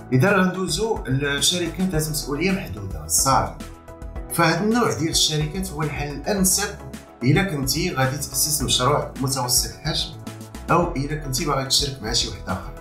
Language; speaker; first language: Arabic; native; Arabic